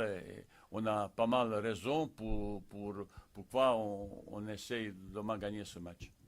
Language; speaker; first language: French; non-native, fluent; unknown